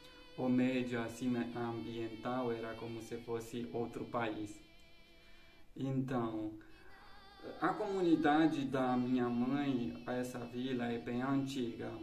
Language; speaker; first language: Portuguese; non-native, fluent; Romanian